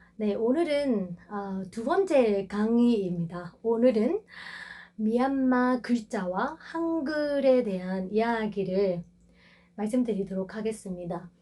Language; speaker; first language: Korean; non-native, fluent; Burmese